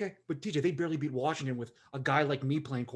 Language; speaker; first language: English; native; English